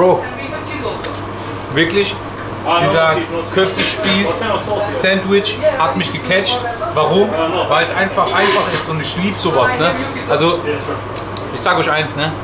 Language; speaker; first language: German; native; German